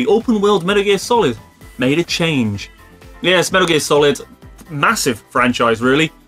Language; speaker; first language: English; native; English